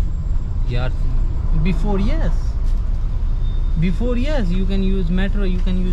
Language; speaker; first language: English; non-native, learner; Hindi